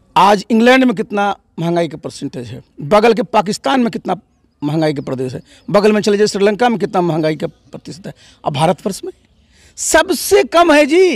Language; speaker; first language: Hindi; native; Hindi